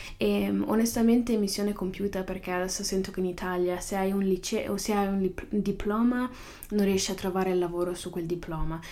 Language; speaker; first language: Italian; native; Italian